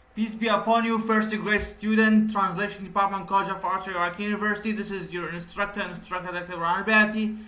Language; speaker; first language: English; non-native, fluent; Arabic